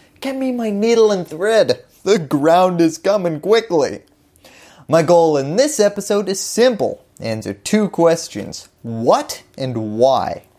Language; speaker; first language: English; native; English